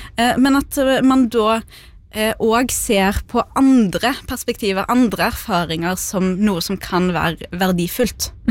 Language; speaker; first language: Norwegian; early bilingual, other home language; Arabic